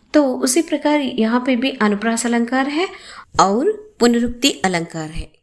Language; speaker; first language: Hindi; non-native, local second language; Telugu